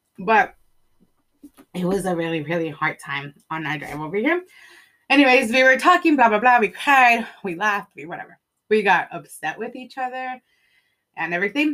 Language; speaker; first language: English; early bilingual, other home language; Spanish